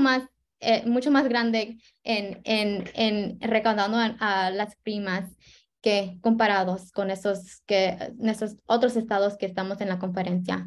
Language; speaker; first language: Spanish; early bilingual, heritage; Spanish